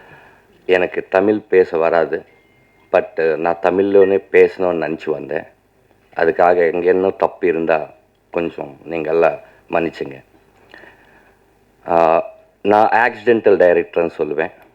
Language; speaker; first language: Tamil; non-native, learner; Telugu